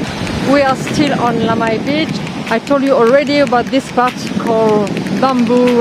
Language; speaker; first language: English; non-native, fluent; French